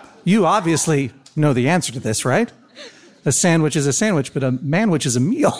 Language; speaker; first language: English; native; English